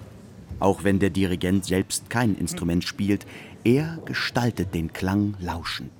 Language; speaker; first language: German; native; German